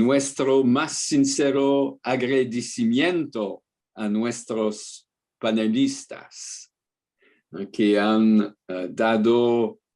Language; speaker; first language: Spanish; non-native, fluent; French